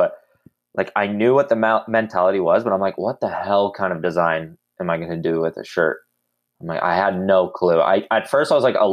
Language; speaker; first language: English; native; English